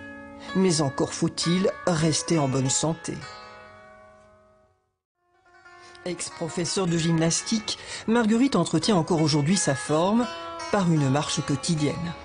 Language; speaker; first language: French; native; French